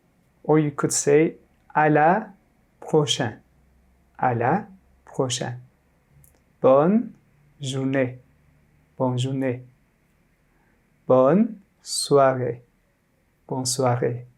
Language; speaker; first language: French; non-native, fluent; Turkish